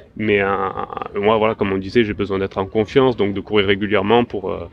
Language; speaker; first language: French; native; French